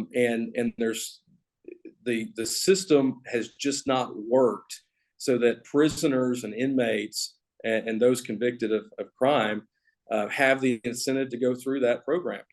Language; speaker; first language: English; native; English